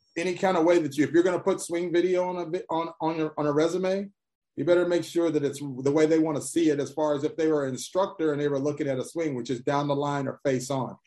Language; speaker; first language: English; native; English